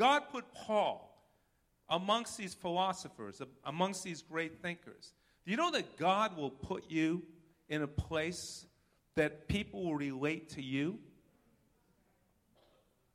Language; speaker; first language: English; native; English